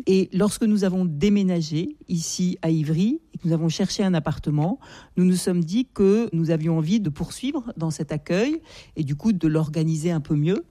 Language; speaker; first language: French; native; French